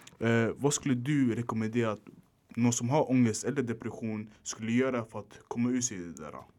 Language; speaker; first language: Swedish; early bilingual, other home language; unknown